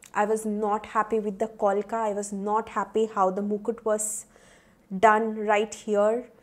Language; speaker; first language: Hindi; non-native, local second language; Bangla